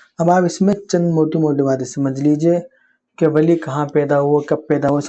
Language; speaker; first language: Urdu; native; Urdu